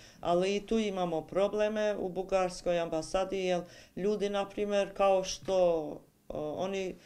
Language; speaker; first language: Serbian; non-native, local second language; Albanian